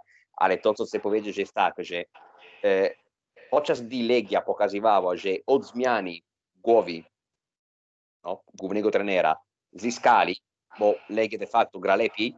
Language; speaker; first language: Polish; non-native, fluent; Italian